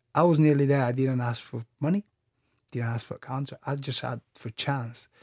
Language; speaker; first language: English; non-native, fluent; Bulgarian